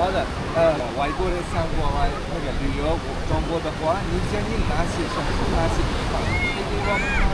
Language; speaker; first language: Chinese; non-native, learner; Turkmen